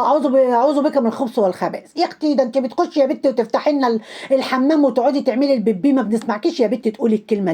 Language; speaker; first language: Arabic; native; Arabic